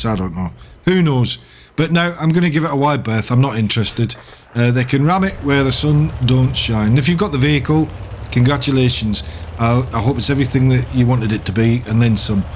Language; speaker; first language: English; native; English